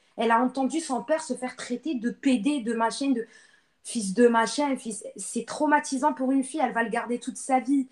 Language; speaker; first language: French; non-native, local second language; Arabic